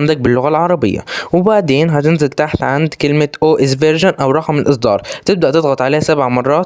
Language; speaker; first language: Arabic; native; Arabic